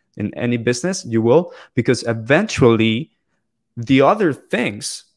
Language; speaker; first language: English; non-native, fluent; Spanish